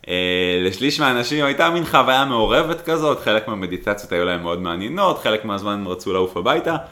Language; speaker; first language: Hebrew; native; Hebrew